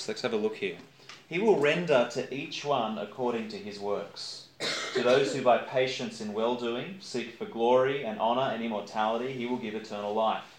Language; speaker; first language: English; native; English